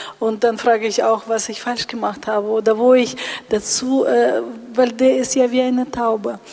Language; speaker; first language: German; non-native, fluent; Russian